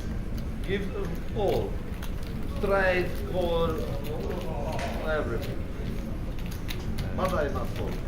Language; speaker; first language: English; non-native, learner; Polish